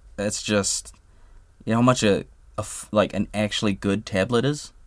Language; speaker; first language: English; early bilingual, other home language; Samoan